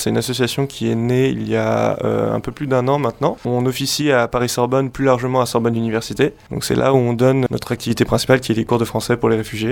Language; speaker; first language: French; native; French